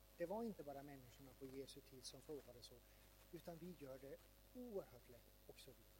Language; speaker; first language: Swedish; native; Swedish